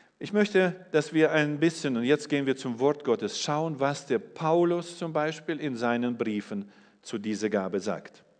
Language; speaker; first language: German; non-native, fluent; English